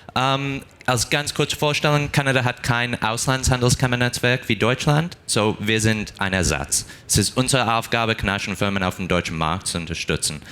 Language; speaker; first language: German; non-native, fluent; English